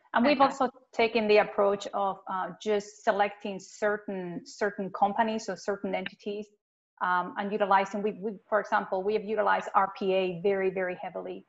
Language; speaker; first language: English; non-native, fluent; Spanish